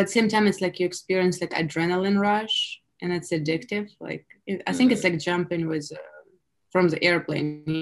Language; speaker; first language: English; non-native, fluent; Russian